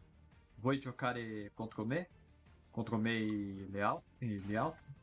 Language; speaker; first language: Italian; non-native, fluent; Portuguese